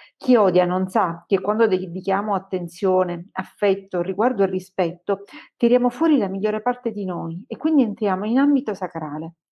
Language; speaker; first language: Italian; native; Italian